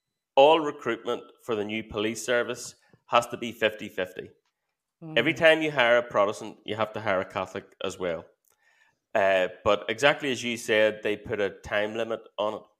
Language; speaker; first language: English; native; English